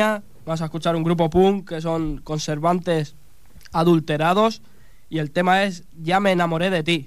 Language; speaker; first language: Spanish; native; Spanish